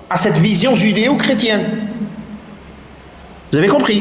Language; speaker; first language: French; non-native, local second language; Arabic